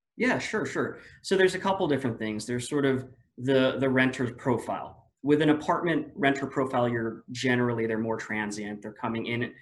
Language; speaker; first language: English; non-native, local second language; Filipino